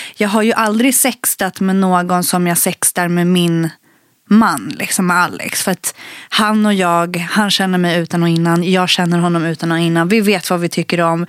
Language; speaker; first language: Swedish; early bilingual, other home language; Spanish